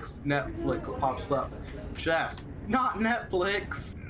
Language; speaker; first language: English; native; English